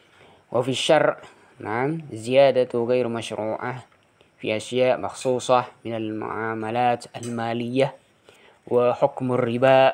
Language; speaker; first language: Arabic; non-native, fluent; Indonesian